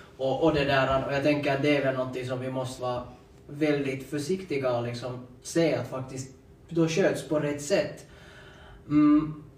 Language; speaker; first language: Swedish; native; Swedish